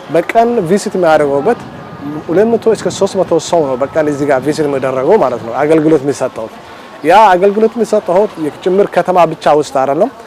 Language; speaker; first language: Amharic; non-native, local second language; Somali